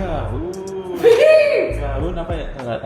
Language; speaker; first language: Indonesian; non-native, learner; French